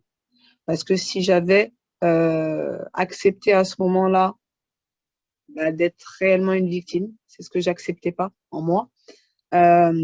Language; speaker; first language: French; native; French